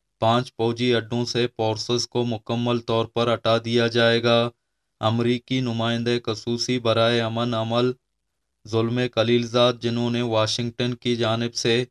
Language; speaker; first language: Urdu; non-native, local second language; Baluchi